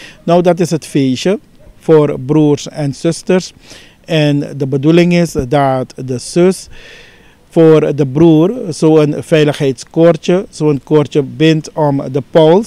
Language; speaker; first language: Dutch; native; Dutch